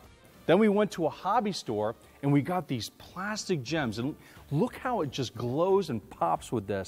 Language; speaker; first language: English; native; English